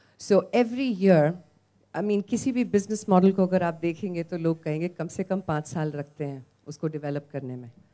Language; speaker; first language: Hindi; native; Hindi